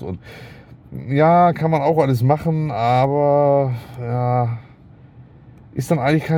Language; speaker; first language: German; native; German